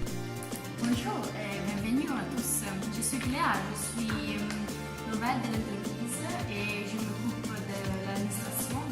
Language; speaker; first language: French; non-native, learner; Italian